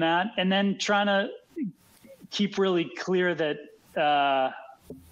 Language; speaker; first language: English; native; English